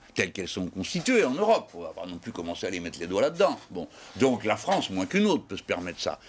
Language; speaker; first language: French; native; French